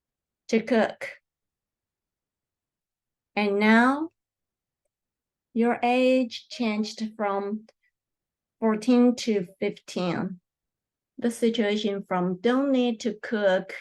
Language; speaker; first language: English; non-native, fluent; Chinese